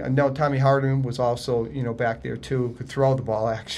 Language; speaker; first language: English; native; English